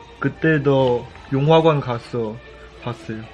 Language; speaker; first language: Korean; non-native, fluent; Chinese